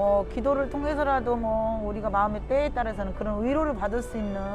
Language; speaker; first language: Korean; native; Korean